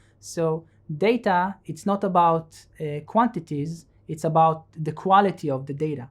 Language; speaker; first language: English; non-native, fluent; Hebrew